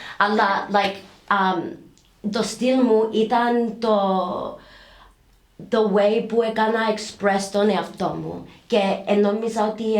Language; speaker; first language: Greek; early bilingual, heritage; English